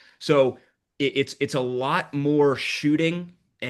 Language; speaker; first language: English; native; English